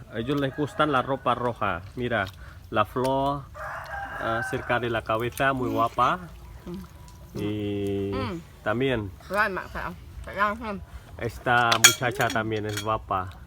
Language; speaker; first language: Spanish; non-native, learner; Khmer